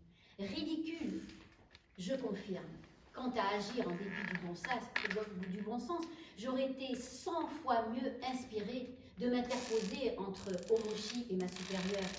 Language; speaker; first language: French; native; French